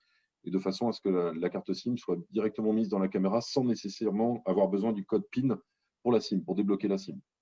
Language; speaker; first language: French; native; French